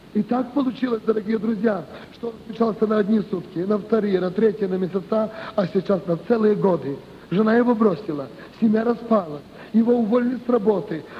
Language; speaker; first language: Russian; non-native, local second language; Ukrainian